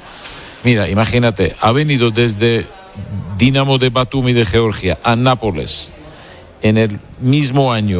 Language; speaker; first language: Spanish; non-native, learner; Georgian